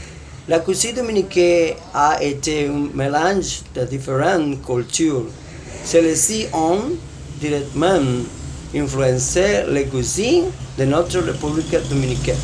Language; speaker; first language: French; non-native, learner; Spanish